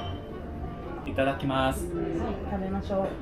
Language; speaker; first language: Japanese; non-native, learner; Thai